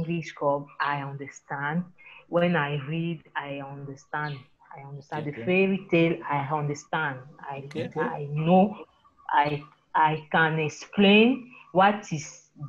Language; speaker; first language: English; non-native, learner; French